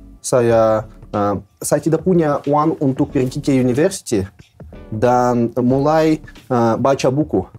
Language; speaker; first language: Indonesian; non-native, learner; Russian